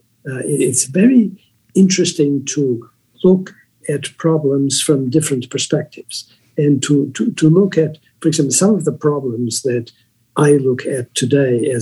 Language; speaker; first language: English; non-native, fluent; Portuguese